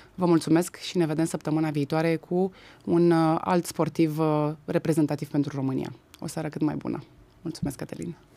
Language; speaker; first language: Romanian; native; Romanian